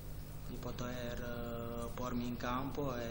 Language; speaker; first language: Italian; non-native, fluent; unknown